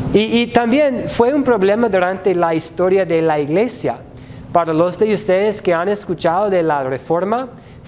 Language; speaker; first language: Spanish; non-native, fluent; English